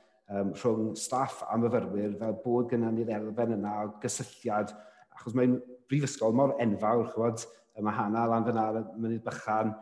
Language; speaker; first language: Welsh; native; Welsh